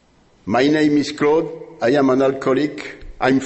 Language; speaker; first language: English; non-native, learner; French